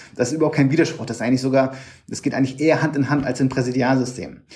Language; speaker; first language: German; native; German